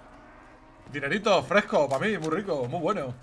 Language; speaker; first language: Spanish; native; Spanish